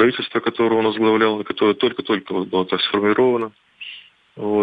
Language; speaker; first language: Russian; native; Russian